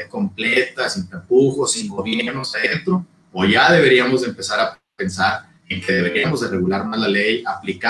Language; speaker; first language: Spanish; native; Spanish